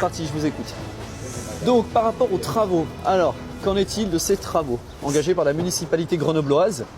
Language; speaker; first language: French; native; French